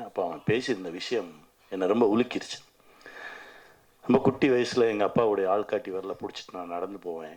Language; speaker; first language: Tamil; native; Tamil